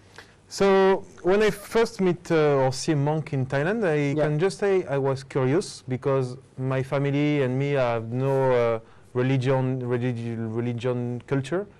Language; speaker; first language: English; non-native, fluent; French